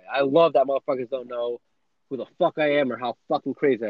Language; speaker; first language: English; non-native, fluent; Spanish